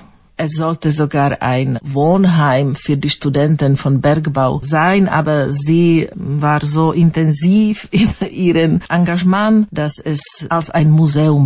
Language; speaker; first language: German; non-native, fluent; Slovak